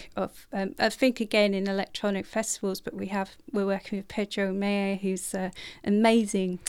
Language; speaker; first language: English; native; English